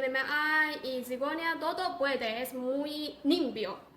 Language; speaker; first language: Spanish; non-native, learner; Chinese